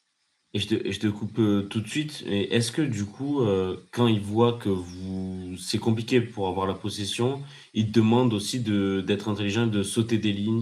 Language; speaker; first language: French; native; French